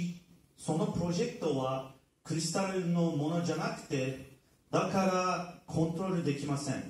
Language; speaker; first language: Japanese; non-native, learner; Turkish